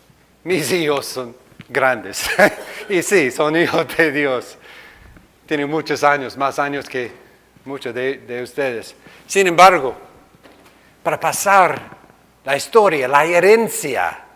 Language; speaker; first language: Spanish; non-native, fluent; English